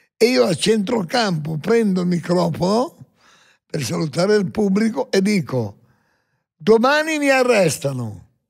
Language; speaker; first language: Italian; native; Italian